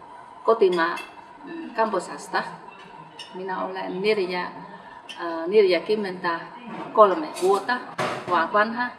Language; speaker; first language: Finnish; non-native, learner; Khmer